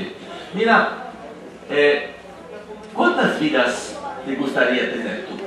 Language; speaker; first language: Spanish; non-native, fluent; French